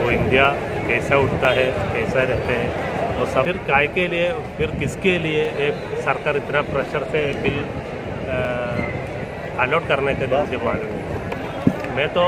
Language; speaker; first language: Hindi; non-native, local second language; Malayalam